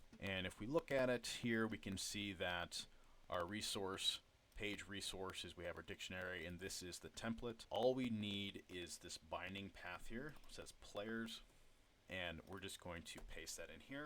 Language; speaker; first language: English; native; English